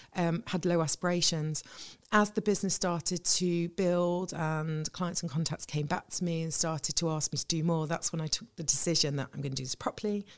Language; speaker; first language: English; native; English